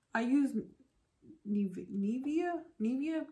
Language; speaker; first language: English; early bilingual, other home language; Spanish